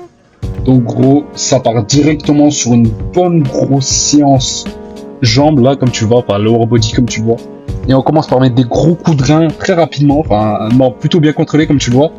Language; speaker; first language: French; native; French